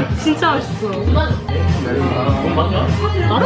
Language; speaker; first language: Korean; non-native, learner; French